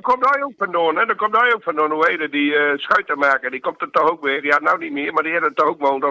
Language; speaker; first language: Dutch; native; Dutch